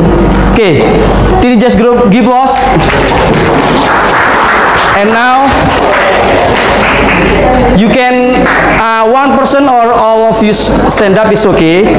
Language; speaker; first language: English; non-native, fluent; Indonesian